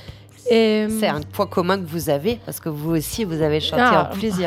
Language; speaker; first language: French; native; French